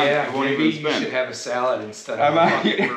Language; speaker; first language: English; native; English